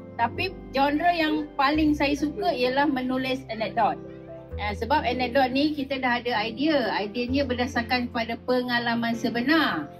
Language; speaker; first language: Malay; native; Malay